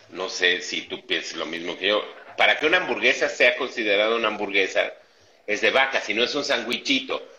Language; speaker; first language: Spanish; native; Spanish